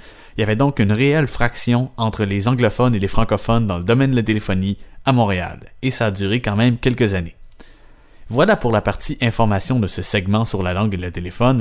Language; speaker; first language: French; native; French